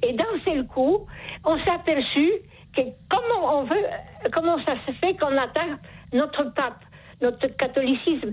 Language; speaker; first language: French; non-native, fluent; Polish